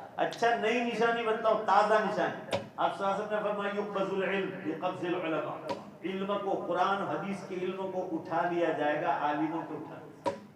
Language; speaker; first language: Urdu; non-native, local second language; Gujarati